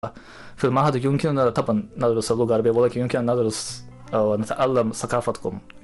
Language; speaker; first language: Arabic; non-native, learner; Japanese